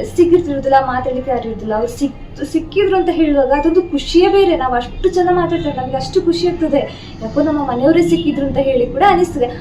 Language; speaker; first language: Kannada; native; Kannada